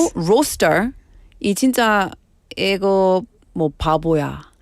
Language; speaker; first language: Korean; non-native, learner; English